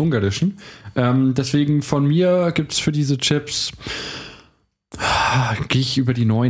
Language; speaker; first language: German; native; German